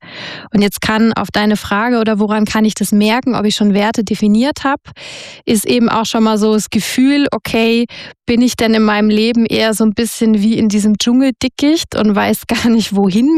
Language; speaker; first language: German; native; German